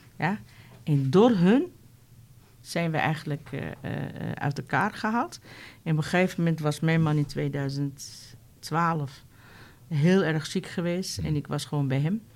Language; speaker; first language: Dutch; non-native, fluent; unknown